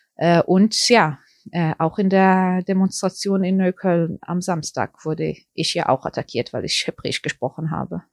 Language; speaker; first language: German; early bilingual, heritage; German